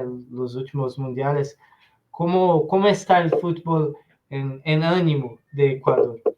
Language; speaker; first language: Spanish; non-native, learner; Portuguese